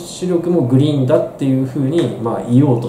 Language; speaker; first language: Japanese; native; Japanese